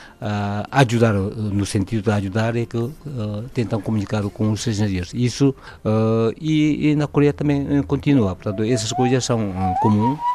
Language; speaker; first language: Portuguese; non-native, fluent; Korean